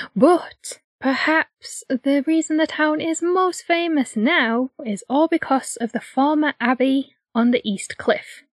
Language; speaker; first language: English; native; English